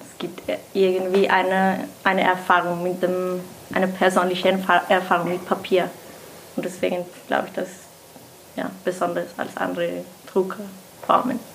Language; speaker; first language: German; non-native, learner; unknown